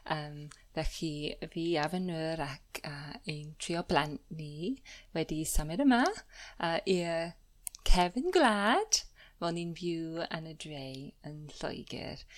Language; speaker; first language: Welsh; non-native, fluent; English